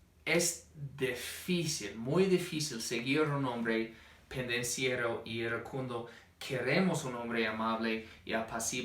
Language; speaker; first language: Spanish; non-native, fluent; English